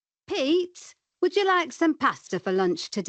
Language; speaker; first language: English; non-native, learner; Spanish